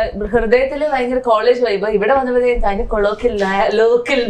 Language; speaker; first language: Malayalam; native; Malayalam